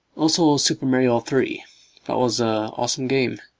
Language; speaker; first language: English; native; English